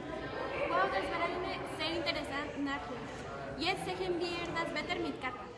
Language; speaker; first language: German; non-native, learner; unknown